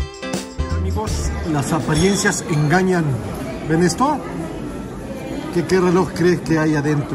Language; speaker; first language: Spanish; native; Spanish